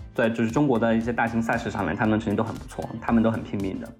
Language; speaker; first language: Chinese; native; Chinese